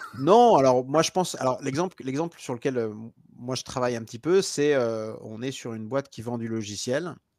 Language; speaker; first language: French; native; French